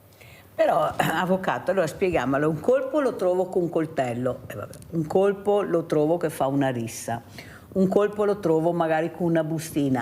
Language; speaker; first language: Italian; native; Italian